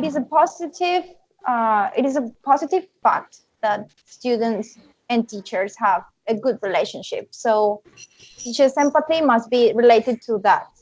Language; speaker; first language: English; non-native, fluent; Spanish